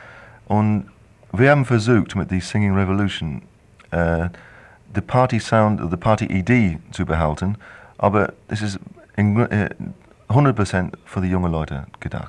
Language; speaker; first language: German; non-native, fluent; English